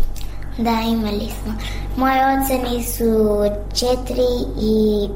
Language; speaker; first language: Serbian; non-native, learner; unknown